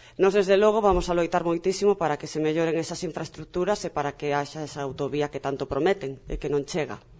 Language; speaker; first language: Galician; non-native, local second language; Spanish